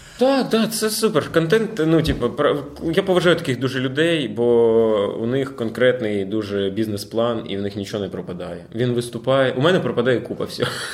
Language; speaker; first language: Ukrainian; non-native, local second language; Russian